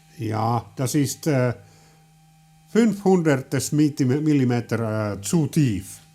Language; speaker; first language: German; non-native, learner; Finnish